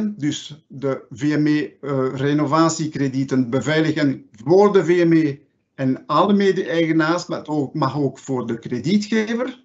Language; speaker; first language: Dutch; non-native, local second language; French